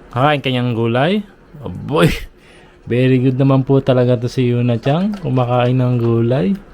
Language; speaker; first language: Filipino; native; Filipino